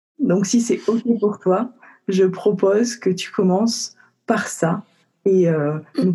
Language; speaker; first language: French; native; French